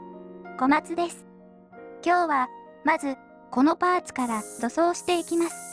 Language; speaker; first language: Japanese; native; Japanese